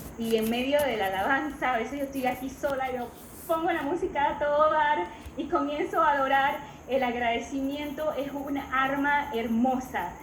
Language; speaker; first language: Spanish; native; Spanish